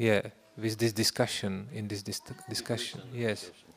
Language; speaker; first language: English; non-native, fluent; Czech